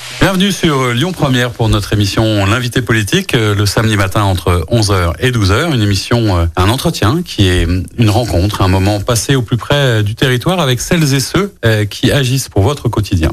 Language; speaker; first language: French; native; French